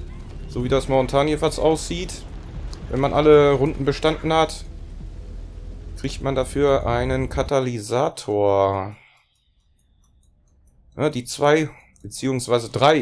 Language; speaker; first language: German; native; German